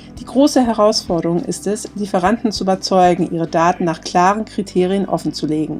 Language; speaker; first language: German; native; German